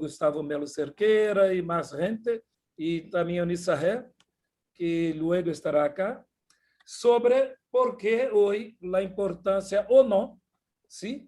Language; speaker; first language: Portuguese; non-native, fluent; Spanish